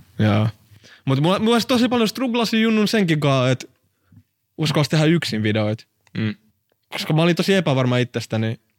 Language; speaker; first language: Finnish; early bilingual, other home language; Arabic